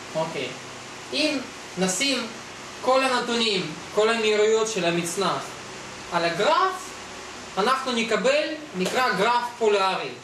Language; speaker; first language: Hebrew; non-native, fluent; Russian